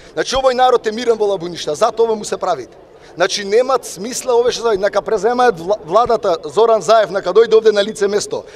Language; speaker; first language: Macedonian; native; Macedonian